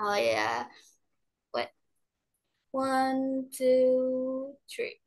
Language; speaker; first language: English; non-native, learner; Indonesian